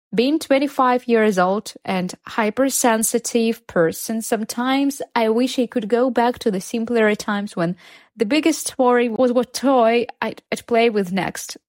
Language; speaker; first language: English; non-native, fluent; Ukrainian